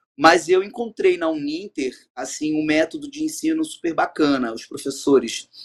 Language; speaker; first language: Portuguese; native; Portuguese